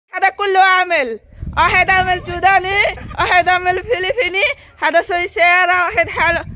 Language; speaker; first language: Arabic; non-native, learner; Bangla